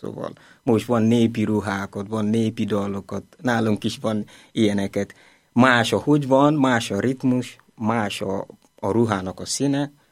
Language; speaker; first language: Hungarian; non-native, learner; Igbo